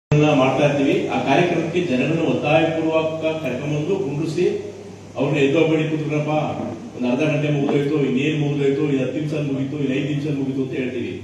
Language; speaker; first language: Kannada; native; Kannada